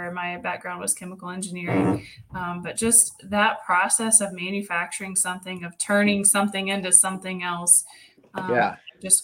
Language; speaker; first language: English; native; English